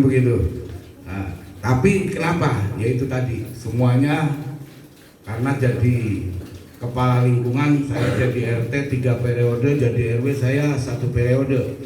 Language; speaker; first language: Indonesian; native; Indonesian